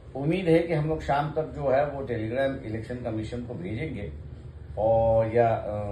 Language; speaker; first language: Hindi; non-native, local second language; Marathi